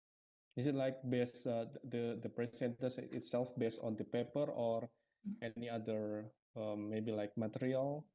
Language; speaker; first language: English; non-native, fluent; Indonesian